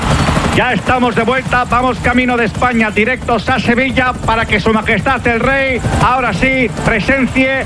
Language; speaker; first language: Spanish; native; Spanish